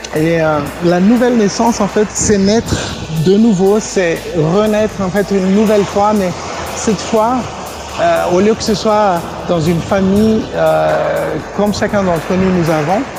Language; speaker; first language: French; non-native, local second language; Malagasy